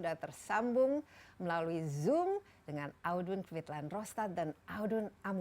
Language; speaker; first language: Indonesian; native; Indonesian